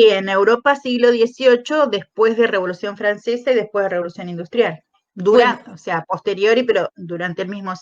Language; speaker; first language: Spanish; native; Spanish